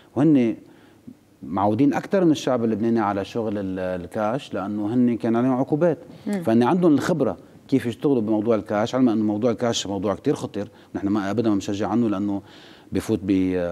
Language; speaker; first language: Arabic; native; Arabic